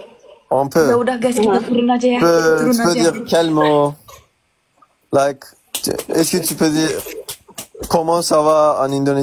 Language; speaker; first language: French; non-native, fluent; Turkish